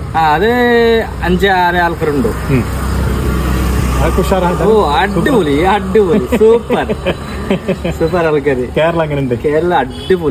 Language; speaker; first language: Malayalam; non-native, learner; Bangla